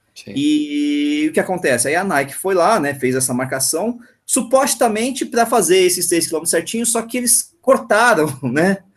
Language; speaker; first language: Portuguese; native; Portuguese